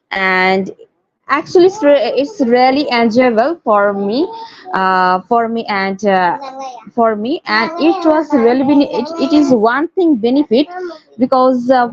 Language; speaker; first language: English; non-native, learner; Bangla